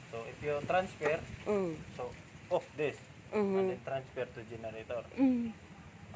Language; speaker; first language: English; non-native, local second language; Cebuano